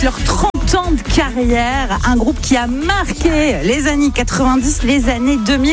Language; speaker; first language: French; native; French